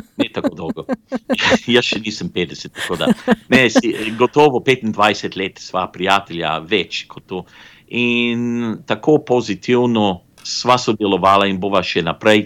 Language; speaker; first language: Slovenian; early bilingual, heritage; Slovenian